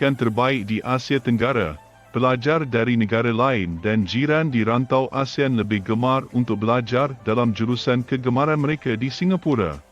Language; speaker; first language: Malay; native; Malay